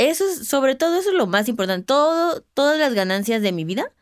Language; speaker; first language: Spanish; native; Spanish